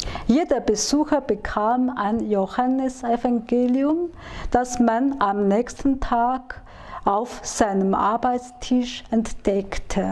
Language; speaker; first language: German; non-native, fluent; Chinese